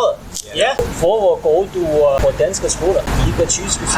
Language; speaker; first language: Danish; non-native, learner; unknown